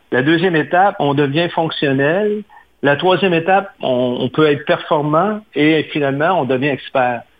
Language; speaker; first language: French; native; French